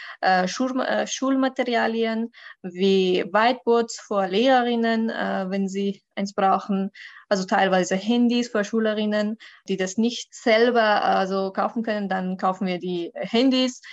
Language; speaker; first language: German; non-native, learner; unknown